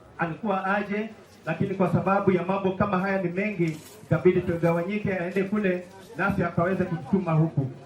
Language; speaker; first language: Swahili; non-native, local second language; Luyia